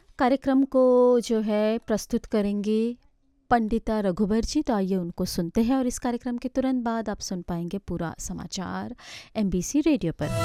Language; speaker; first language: Hindi; non-native, local second language; Morisyen